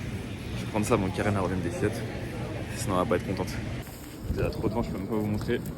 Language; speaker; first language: French; native; French